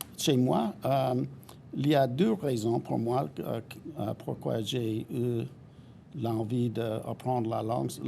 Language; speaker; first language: French; non-native, fluent; English